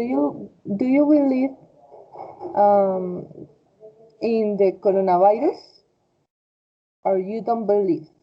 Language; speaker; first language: English; non-native, fluent; Spanish